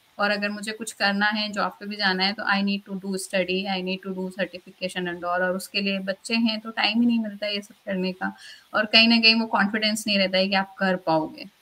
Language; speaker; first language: Hindi; native; Hindi